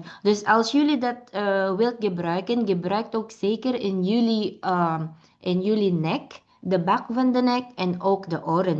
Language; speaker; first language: Dutch; non-native, learner; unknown